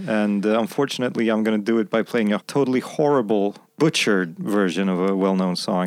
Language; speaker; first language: English; non-native, fluent; Swedish